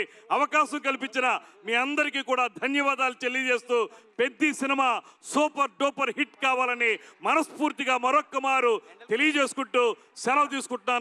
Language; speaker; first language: Telugu; native; Telugu